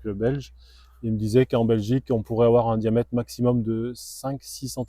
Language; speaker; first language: French; native; French